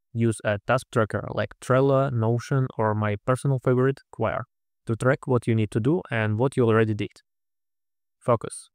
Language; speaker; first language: English; non-native, fluent; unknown